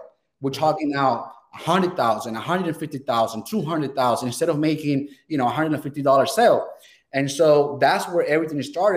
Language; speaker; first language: English; non-native, fluent; Spanish